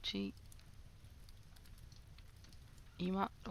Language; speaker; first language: Japanese; non-native, learner; English